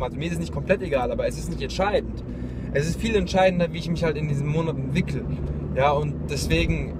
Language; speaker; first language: German; native; German